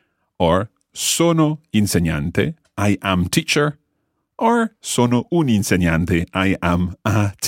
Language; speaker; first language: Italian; non-native, fluent; English